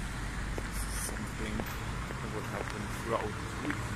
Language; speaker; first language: English; non-native, fluent; German